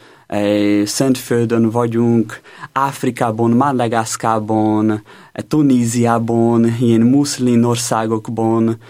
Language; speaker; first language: Hungarian; non-native, learner; Portuguese